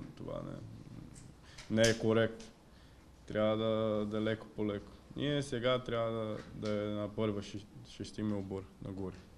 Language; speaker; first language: Bulgarian; non-native, learner; Portuguese